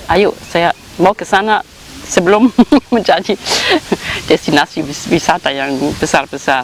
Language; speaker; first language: Indonesian; non-native, fluent; German